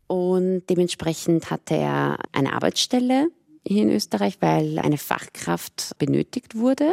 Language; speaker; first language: German; early bilingual, other home language; Persian